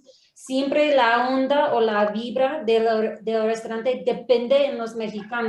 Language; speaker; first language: Spanish; non-native, learner; English